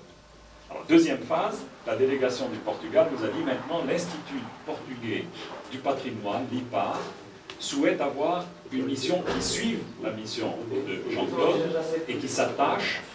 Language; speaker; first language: French; native; French